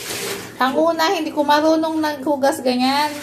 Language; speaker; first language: Filipino; non-native, learner; Indonesian